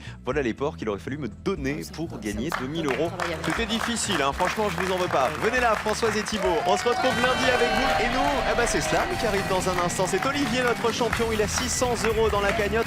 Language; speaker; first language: French; native; French